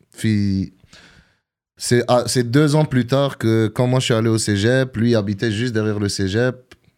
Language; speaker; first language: French; early bilingual, other home language; Arabic